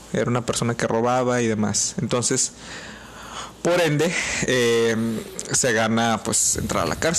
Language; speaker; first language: Spanish; native; Spanish